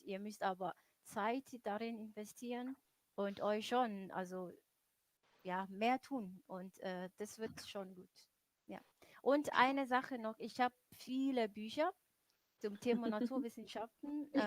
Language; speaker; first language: German; non-native, fluent; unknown